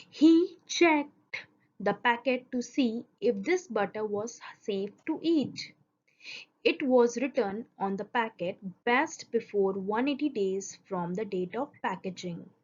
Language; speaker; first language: English; non-native, local second language; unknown